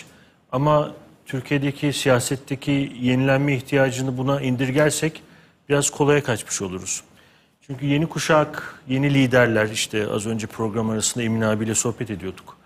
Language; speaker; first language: Turkish; native; Turkish